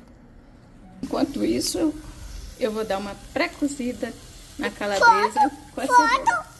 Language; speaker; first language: Portuguese; native; Portuguese